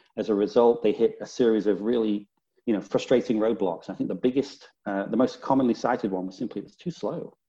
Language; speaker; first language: English; native; English